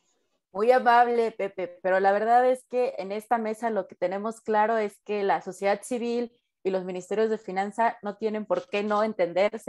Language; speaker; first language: Spanish; native; Spanish